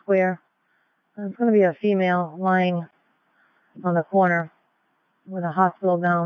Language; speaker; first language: English; native; English